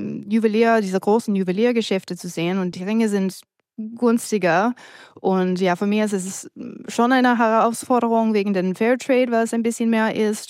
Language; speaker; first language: German; non-native, fluent; English